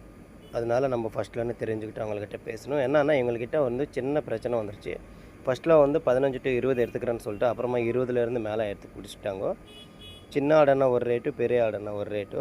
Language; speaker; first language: Tamil; native; Tamil